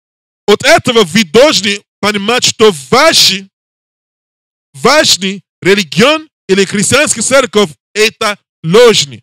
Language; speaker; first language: Russian; non-native, learner; English